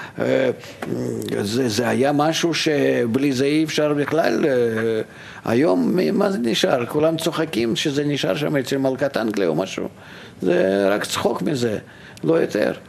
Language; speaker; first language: Hebrew; non-native, fluent; Russian